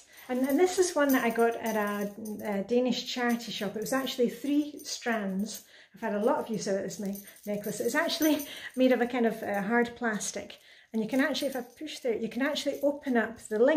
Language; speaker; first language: English; native; English